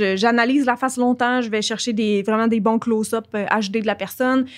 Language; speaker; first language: French; native; French